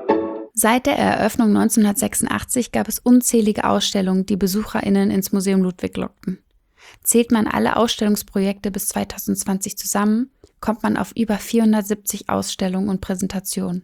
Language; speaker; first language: German; native; German